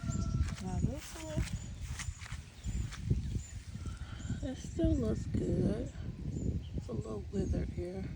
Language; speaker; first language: English; native; English